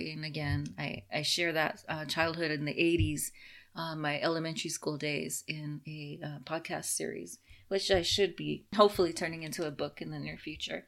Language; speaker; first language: English; native; English